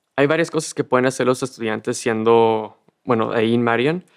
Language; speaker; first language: Spanish; early bilingual, heritage; Spanish